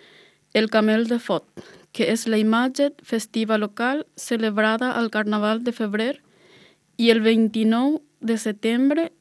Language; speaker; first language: Catalan; non-native, learner; Spanish